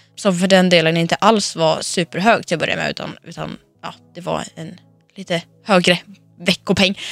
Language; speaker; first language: Swedish; early bilingual, other home language; Russian